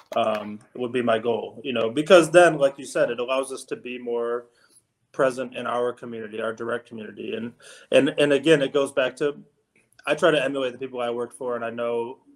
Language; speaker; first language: English; native; English